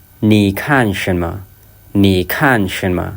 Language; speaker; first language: Chinese; non-native, fluent; Lao